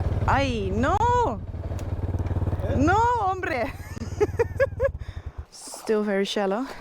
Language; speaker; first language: Spanish; non-native, learner; Dutch